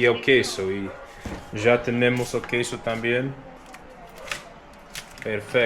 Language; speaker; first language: Spanish; non-native, learner; English